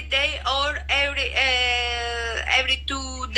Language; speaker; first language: English; non-native, learner; Greek